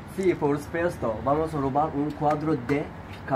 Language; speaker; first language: Spanish; non-native, learner; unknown